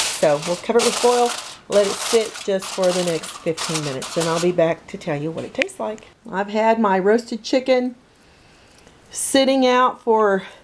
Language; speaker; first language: English; native; English